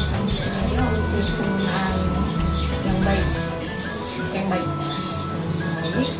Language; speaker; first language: Indonesian; non-native, local second language; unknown